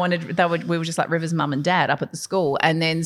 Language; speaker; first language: English; native; English